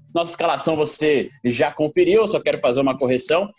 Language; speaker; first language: Portuguese; native; Portuguese